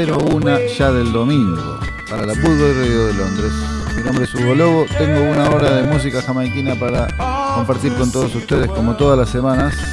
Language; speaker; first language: Spanish; native; Spanish